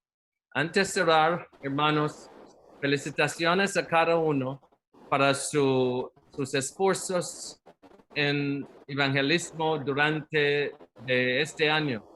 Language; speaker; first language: Spanish; non-native, learner; Portuguese